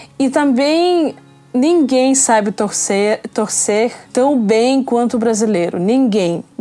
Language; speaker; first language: Portuguese; non-native, fluent; Russian